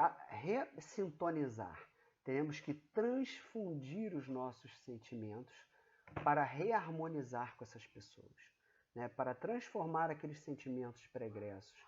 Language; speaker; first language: Portuguese; native; Portuguese